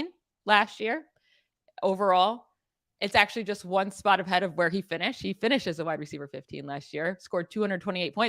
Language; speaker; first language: English; native; English